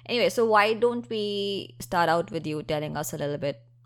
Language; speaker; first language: English; non-native, local second language; Hindi